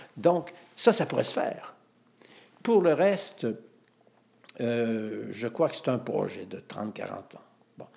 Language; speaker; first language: French; native; French